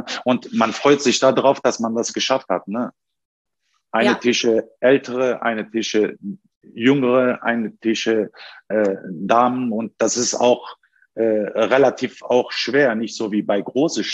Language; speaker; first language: German; non-native, learner; Turkish